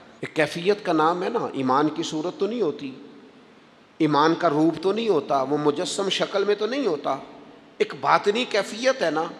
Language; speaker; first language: Urdu; non-native, local second language; Punjabi